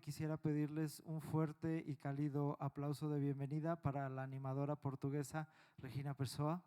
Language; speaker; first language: Spanish; native; Spanish